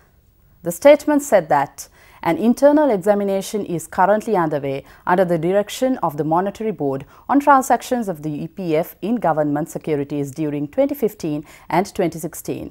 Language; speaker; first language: English; non-native, local second language; Sinhala